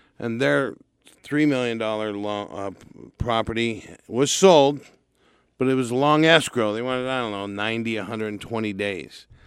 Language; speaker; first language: English; native; English